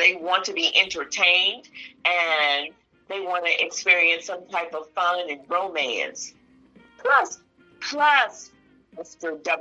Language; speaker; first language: English; native; English